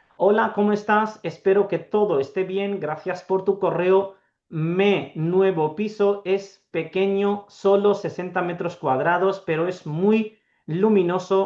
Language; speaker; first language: Spanish; non-native, learner; Urdu